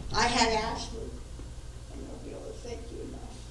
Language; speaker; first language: English; native; English